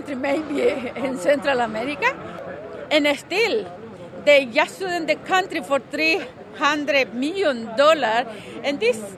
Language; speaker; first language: English; non-native, learner; Spanish